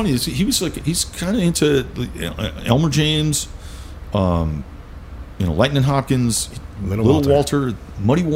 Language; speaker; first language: English; native; English